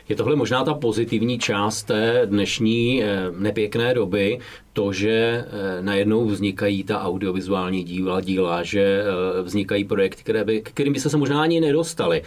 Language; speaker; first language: Czech; native; Czech